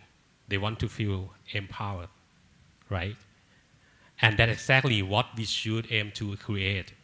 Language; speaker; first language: English; non-native, learner; Thai